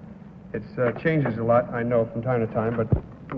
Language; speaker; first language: English; native; English